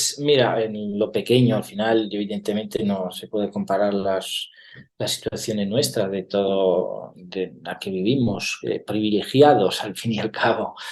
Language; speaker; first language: Spanish; non-native, fluent; Italian